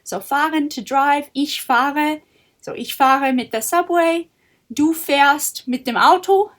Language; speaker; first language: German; non-native, fluent; English